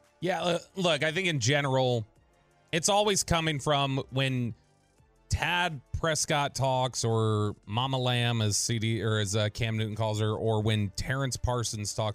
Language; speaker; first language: English; native; English